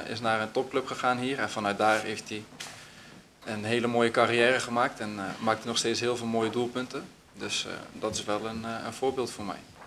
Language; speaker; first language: Dutch; native; Dutch